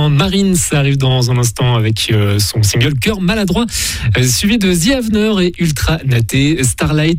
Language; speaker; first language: French; native; French